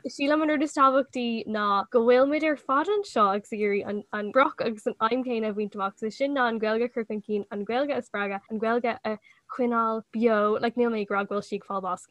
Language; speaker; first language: Irish; non-native, local second language; English